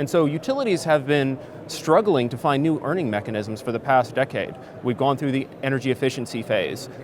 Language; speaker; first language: English; native; English